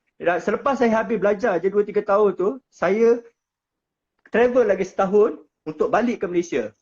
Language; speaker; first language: Malay; native; Malay